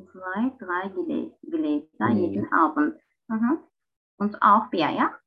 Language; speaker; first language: German; non-native, learner; Turkish